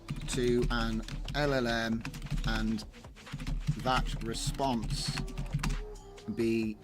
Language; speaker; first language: English; native; English